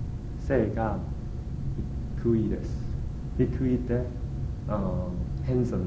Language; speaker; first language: Japanese; non-native, learner; English